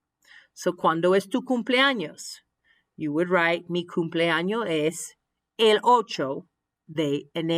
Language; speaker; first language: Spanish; non-native, fluent; English